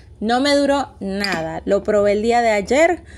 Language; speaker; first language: Spanish; native; Spanish